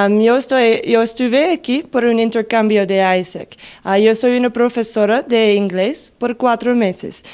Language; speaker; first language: Spanish; non-native, learner; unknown